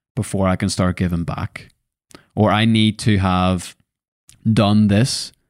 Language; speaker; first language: English; native; English